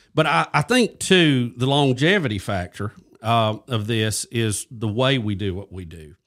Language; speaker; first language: English; native; English